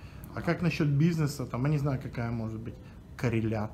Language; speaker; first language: Russian; native; Russian